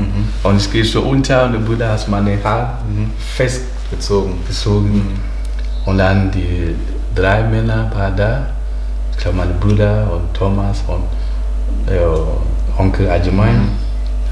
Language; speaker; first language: German; non-native, learner; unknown